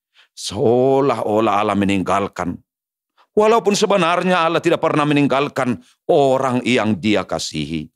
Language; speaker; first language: Indonesian; native; Indonesian